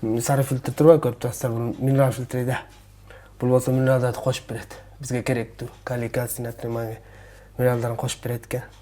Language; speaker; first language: Kyrgyz; early bilingual, heritage; Kyrgyz